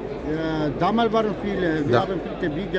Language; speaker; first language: German; non-native, learner; Albanian